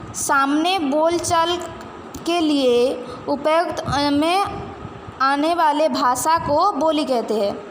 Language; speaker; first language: Hindi; non-native, local second language; Odia